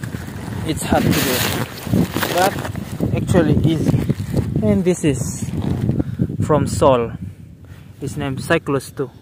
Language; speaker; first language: English; non-native, learner; Malay